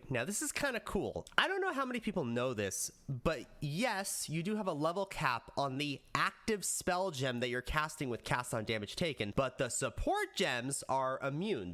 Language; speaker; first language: English; native; English